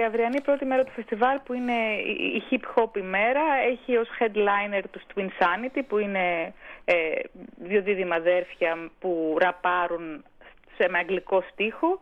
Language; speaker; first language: Greek; native; Greek